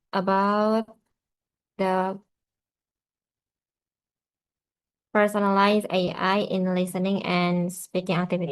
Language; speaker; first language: English; non-native, learner; Indonesian